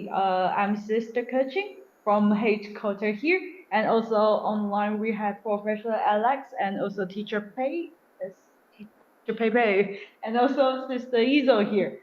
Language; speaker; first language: English; non-native, learner; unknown